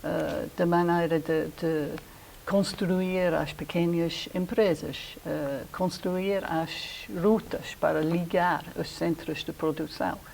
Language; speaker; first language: Portuguese; non-native, fluent; English